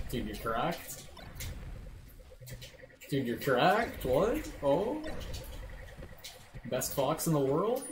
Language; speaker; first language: English; native; English